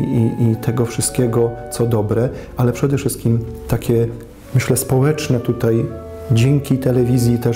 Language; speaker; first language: Polish; native; Polish